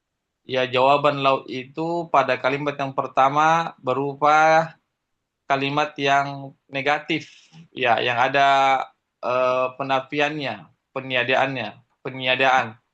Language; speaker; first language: Indonesian; native; Indonesian